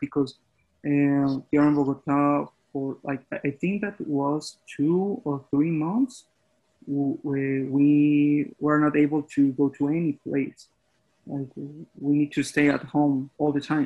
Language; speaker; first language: English; non-native, fluent; Spanish